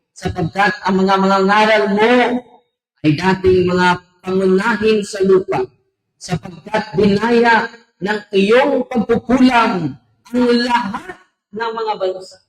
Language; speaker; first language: Filipino; non-native, local second language; Hiligaynon